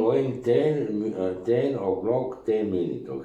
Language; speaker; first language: English; non-native, learner; Croatian